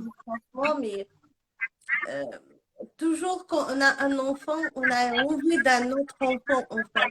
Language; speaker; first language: French; non-native, local second language; Arabic